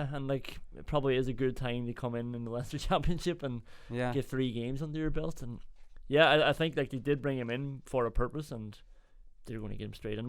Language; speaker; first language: English; native; English